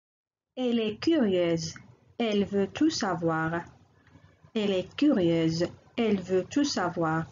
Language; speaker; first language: French; non-native, local second language; Arabic